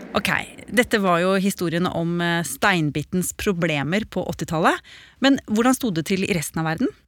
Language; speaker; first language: Norwegian; native; Norwegian